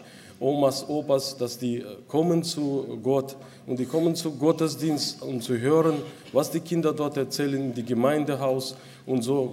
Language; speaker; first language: German; non-native, local second language; Russian